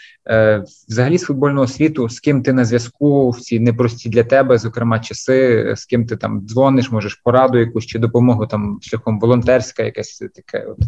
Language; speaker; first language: Ukrainian; native; Ukrainian